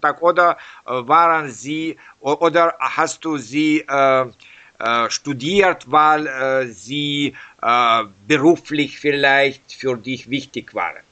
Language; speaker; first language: German; non-native, learner; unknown